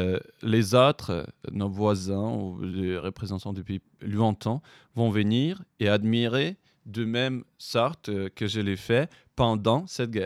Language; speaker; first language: French; non-native, fluent; Ukrainian